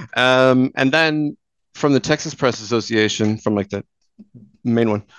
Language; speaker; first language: English; native; English